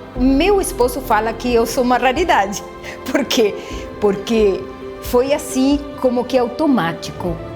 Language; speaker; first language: Portuguese; non-native, fluent; Spanish